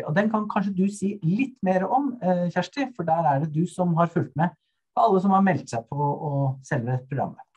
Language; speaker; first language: Norwegian; native; Norwegian